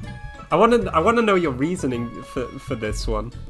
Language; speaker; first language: English; native; English